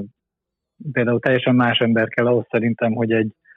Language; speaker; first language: Hungarian; native; Hungarian